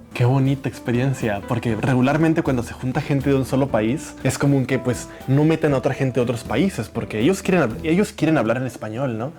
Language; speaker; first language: Spanish; native; Spanish